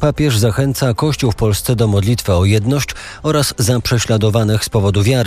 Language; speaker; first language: Polish; native; Polish